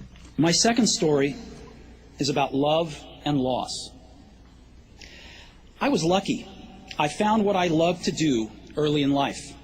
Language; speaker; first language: English; native; English